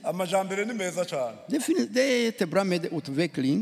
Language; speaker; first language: Swedish; non-native, learner; Rundi